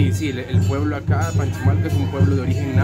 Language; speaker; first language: Spanish; native; Spanish